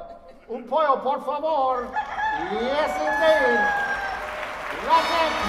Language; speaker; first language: Spanish; non-native, learner; English